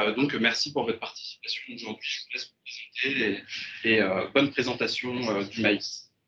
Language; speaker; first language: French; native; French